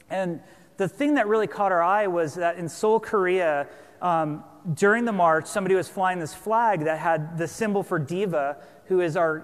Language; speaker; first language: English; native; English